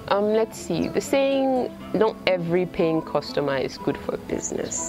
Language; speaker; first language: English; non-native, local second language; Hausa